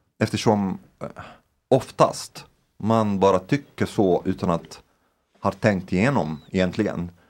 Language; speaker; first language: Swedish; non-native, fluent; Arabic